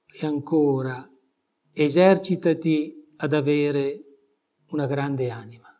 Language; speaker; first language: Italian; native; Italian